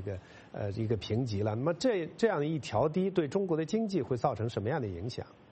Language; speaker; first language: Chinese; native; Chinese